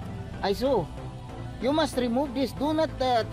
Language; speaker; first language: English; non-native, learner; Filipino